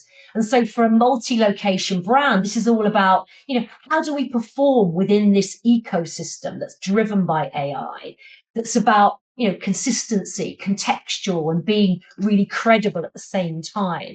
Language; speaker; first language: English; native; English